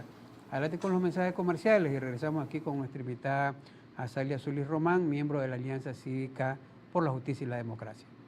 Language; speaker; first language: Spanish; native; Spanish